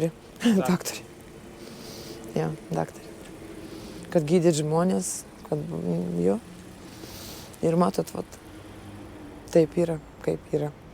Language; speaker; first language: Lithuanian; early bilingual, other home language; Russian